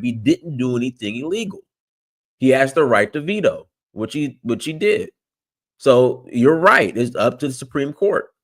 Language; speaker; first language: English; native; English